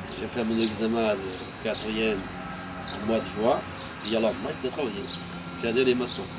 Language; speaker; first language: French; non-native, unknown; Portuguese